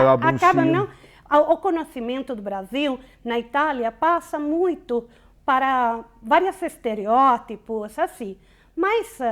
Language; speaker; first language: Portuguese; non-native, fluent; Italian